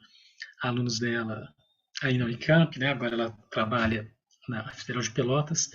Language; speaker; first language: Portuguese; native; Portuguese